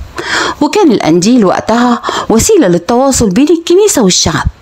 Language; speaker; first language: Arabic; native; Arabic